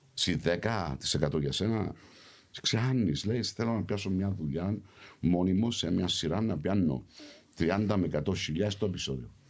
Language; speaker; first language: Greek; early bilingual, heritage; Greek